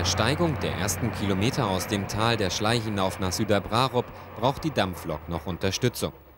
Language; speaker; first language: German; native; German